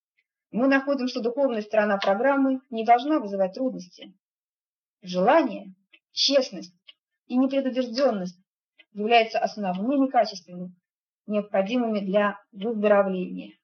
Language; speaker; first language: Russian; native; Russian